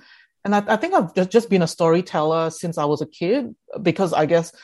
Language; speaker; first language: English; early bilingual, other home language; Indonesian